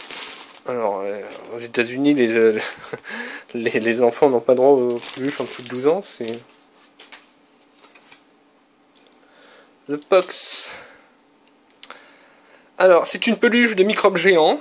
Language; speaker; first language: French; native; French